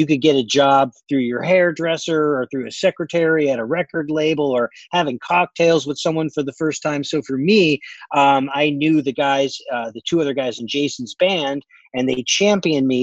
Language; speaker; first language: English; native; English